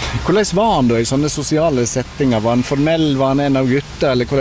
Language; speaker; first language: Norwegian; native; Norwegian